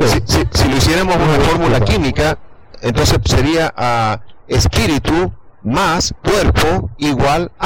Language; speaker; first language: Spanish; native; Spanish